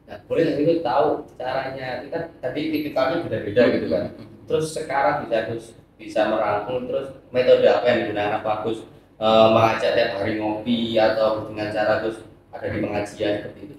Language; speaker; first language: Indonesian; native; Indonesian